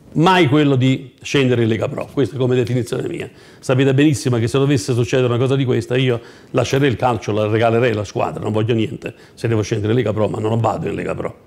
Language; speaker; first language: Italian; native; Italian